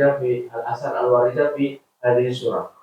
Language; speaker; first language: Arabic; non-native, fluent; Indonesian